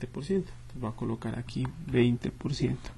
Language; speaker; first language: Spanish; native; Spanish